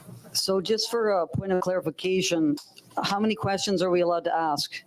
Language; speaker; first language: English; native; English